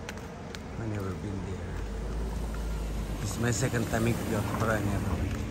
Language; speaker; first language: English; non-native, learner; Filipino